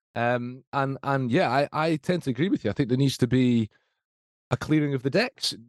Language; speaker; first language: English; native; English